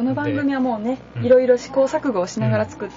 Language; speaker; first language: Japanese; native; Japanese